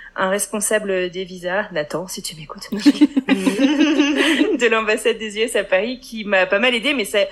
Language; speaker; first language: French; native; French